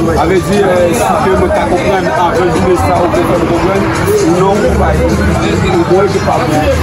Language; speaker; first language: French; non-native, local second language; Haitian Creole